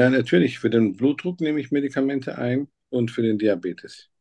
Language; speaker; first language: German; non-native, fluent; Turkish